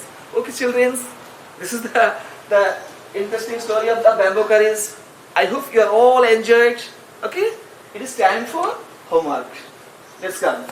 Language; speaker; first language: English; non-native, local second language; Odia